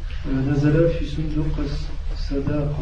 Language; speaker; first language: Arabic; non-native, learner; French